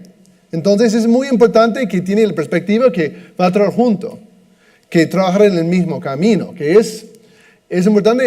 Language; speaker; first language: Spanish; non-native, fluent; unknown